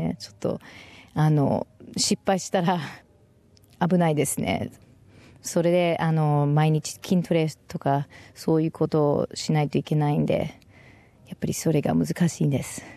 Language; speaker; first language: Japanese; non-native, fluent; English